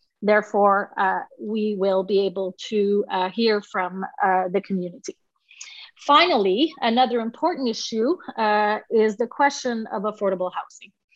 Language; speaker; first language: English; non-native, local second language; French